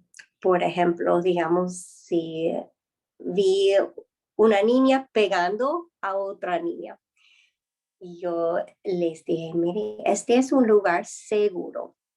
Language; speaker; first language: Spanish; non-native, fluent; English